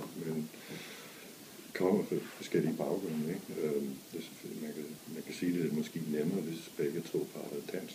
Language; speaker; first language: Danish; non-native, fluent; English